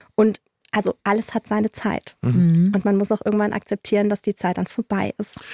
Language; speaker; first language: German; non-native, fluent; Polish